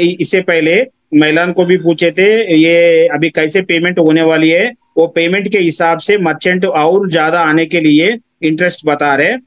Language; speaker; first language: Hindi; non-native, local second language; Telugu